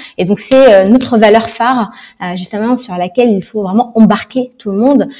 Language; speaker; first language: French; non-native, local second language; Arabic